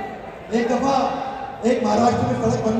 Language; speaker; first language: Hindi; native; Hindi